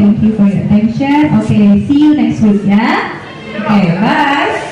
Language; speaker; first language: English; non-native, learner; Indonesian